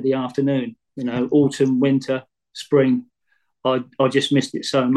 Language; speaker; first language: English; native; English